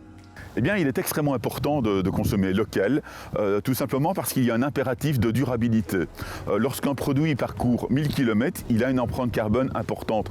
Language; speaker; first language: French; native; French